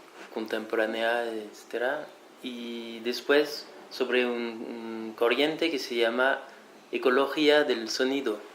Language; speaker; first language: Spanish; non-native, fluent; French